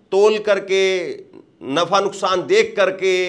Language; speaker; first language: Hindi; native; Hindi